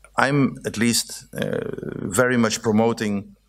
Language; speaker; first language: English; non-native, fluent; Dutch